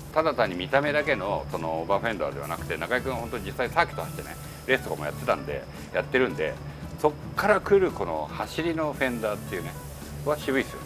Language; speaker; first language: Japanese; native; Japanese